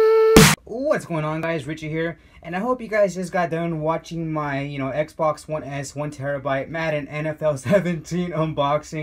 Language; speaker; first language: English; native; English